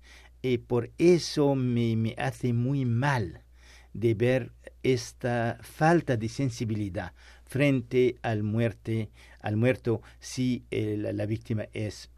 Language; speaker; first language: Spanish; non-native, learner; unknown